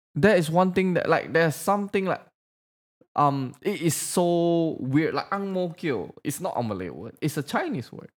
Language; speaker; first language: English; non-native, fluent; Indonesian